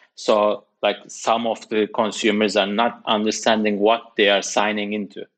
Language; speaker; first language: English; non-native, fluent; Turkish